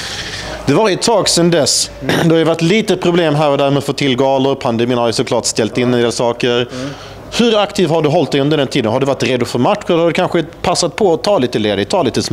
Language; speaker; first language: Swedish; native; Swedish